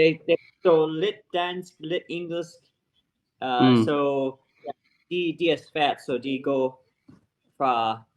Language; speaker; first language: Danish; non-native, learner; English